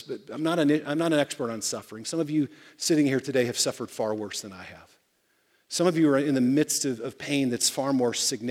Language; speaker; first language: English; native; English